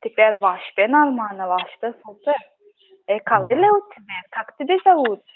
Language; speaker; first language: Russian; non-native, learner; Turkmen